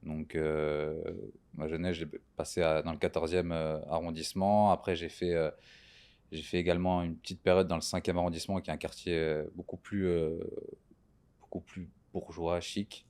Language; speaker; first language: French; native; French